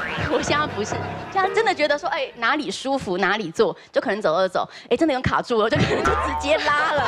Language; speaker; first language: Chinese; native; Chinese